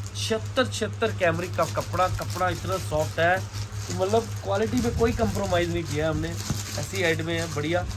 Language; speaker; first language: Hindi; non-native, local second language; Punjabi